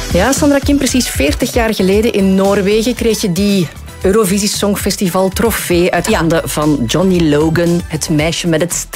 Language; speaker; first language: Dutch; native; Dutch